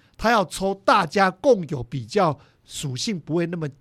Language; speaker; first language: Chinese; native; Chinese